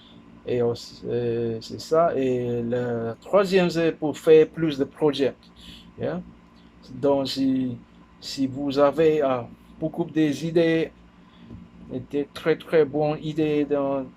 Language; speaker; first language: French; non-native, learner; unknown